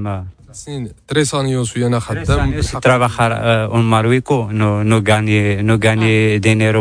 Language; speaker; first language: Spanish; non-native, learner; Arabic